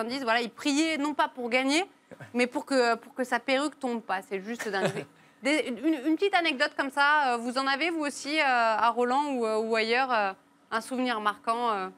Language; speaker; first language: French; native; French